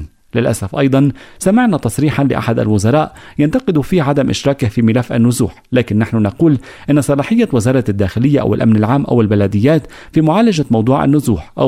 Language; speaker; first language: Arabic; native; Arabic